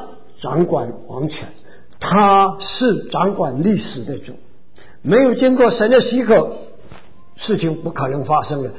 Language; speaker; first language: Chinese; native; Chinese